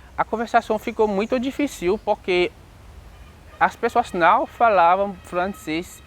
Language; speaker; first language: Portuguese; non-native, learner; Haitian Creole